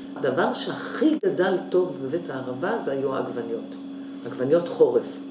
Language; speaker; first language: Hebrew; native; Hebrew